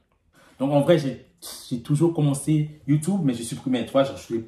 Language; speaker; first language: French; native; French